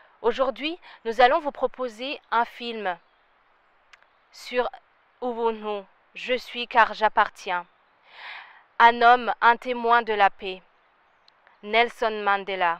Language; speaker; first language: French; non-native, local second language; Rundi